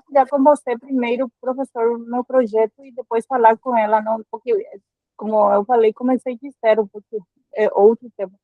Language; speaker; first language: Portuguese; non-native, fluent; Spanish